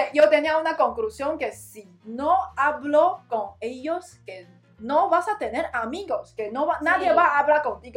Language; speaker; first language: Spanish; non-native, learner; Chinese